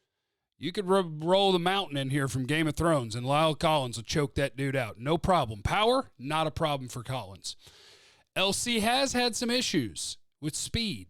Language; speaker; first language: English; native; English